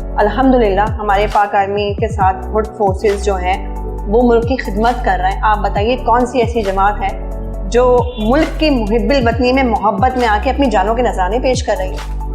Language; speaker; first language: Urdu; native; Urdu